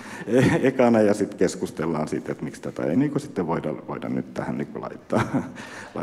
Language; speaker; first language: Finnish; native; Finnish